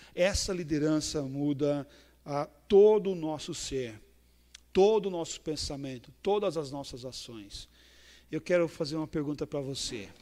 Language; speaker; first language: Portuguese; native; Portuguese